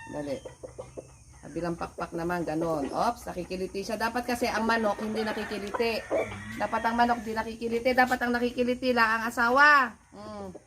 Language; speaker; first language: Filipino; non-native, local second language; Pampanga